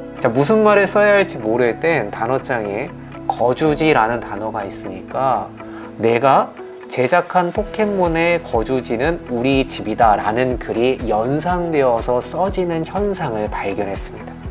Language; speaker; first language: Korean; native; Korean